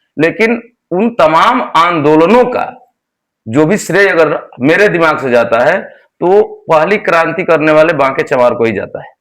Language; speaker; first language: Hindi; native; Hindi